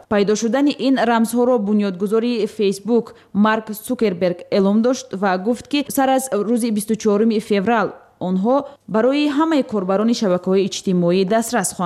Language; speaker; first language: Tajik; native; Tajik